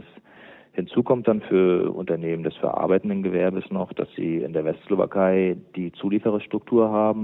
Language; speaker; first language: German; native; German